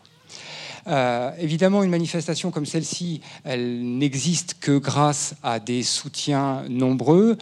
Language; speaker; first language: French; native; French